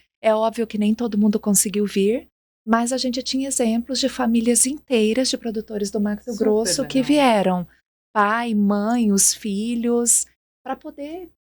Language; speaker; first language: Portuguese; native; Portuguese